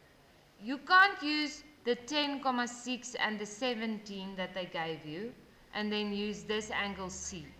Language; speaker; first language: English; non-native, local second language; Afrikaans